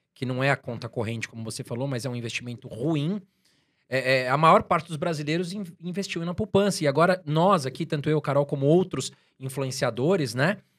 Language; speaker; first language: Portuguese; native; Portuguese